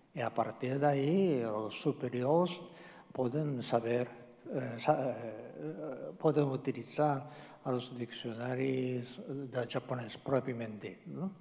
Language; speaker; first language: Catalan; non-native, fluent; Japanese